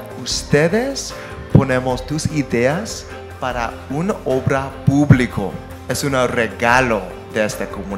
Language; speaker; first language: Spanish; non-native, learner; English